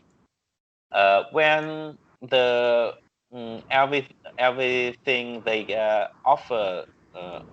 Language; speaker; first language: English; non-native, learner; Vietnamese